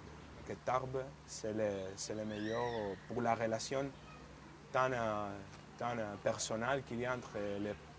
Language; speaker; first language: French; non-native, fluent; Spanish